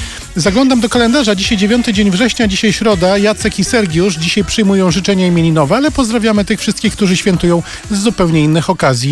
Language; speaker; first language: Polish; native; Polish